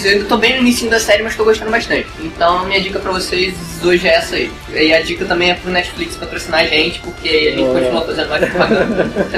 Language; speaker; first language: Portuguese; native; Portuguese